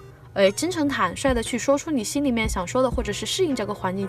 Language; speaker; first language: Chinese; native; Chinese